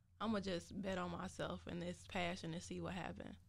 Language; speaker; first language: English; native; English